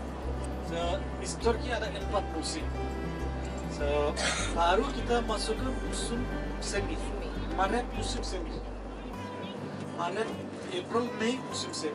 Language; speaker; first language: Indonesian; non-native, fluent; Turkish